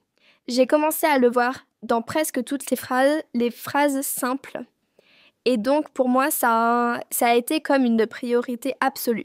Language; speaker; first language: French; non-native, fluent; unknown